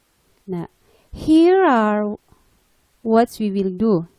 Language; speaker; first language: English; non-native, learner; Indonesian